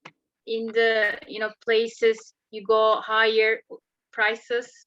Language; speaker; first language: English; non-native, learner; Turkish